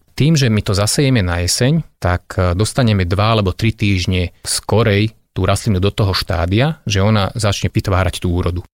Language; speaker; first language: Slovak; non-native, local second language; Hungarian